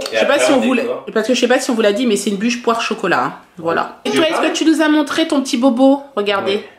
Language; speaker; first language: French; native; French